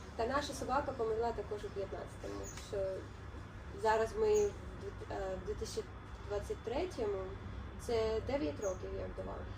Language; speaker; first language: Ukrainian; non-native, local second language; Russian